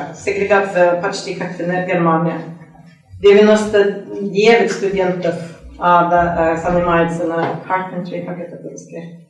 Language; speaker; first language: Russian; non-native, learner; Norwegian